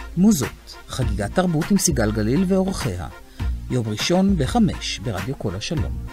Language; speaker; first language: Hebrew; native; Hebrew